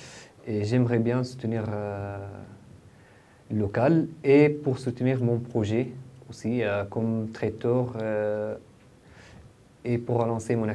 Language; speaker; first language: French; non-native, fluent; Arabic